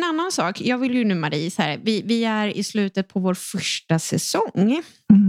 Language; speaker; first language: Swedish; native; Swedish